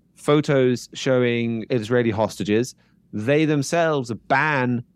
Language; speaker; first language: English; native; English